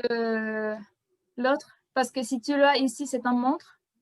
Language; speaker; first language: French; non-native, fluent; Spanish